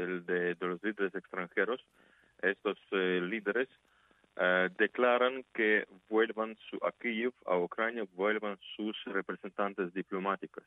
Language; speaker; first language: Spanish; non-native, fluent; Ukrainian